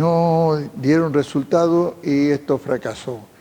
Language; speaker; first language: Spanish; native; Spanish